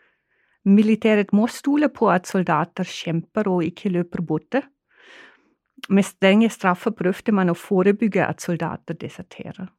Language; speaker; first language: Norwegian; non-native, fluent; German